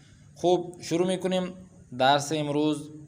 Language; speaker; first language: Persian; non-native, fluent; Urdu